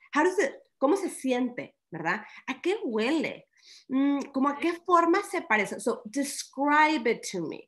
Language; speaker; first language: Spanish; early bilingual, other home language; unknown